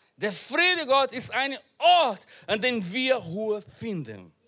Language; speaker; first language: German; non-native, learner; Portuguese